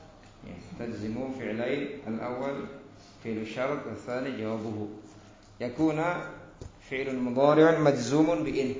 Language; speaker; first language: Arabic; non-native, fluent; Indonesian